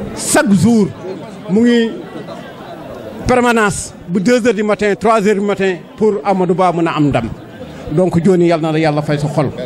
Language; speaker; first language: Wolof; native; Wolof